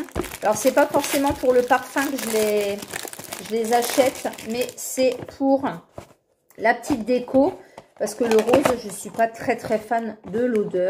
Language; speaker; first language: French; native; French